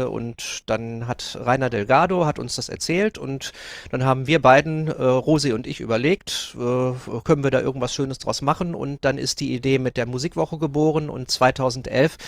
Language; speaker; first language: German; native; German